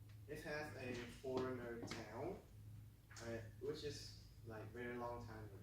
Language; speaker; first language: English; non-native, learner; Vietnamese